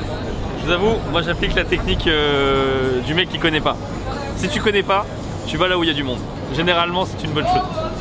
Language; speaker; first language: French; native; French